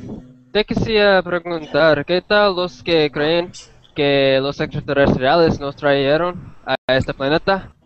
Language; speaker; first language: Spanish; non-native, learner; English